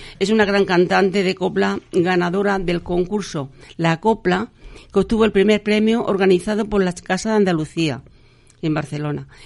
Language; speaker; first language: Spanish; native; Spanish